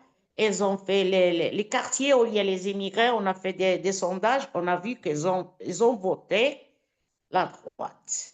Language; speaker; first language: French; non-native, fluent; Italian